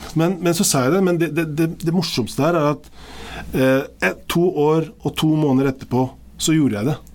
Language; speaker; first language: Norwegian; early bilingual, other home language; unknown